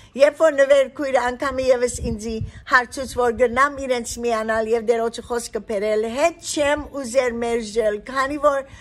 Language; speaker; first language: Armenian; early bilingual, heritage; Armenian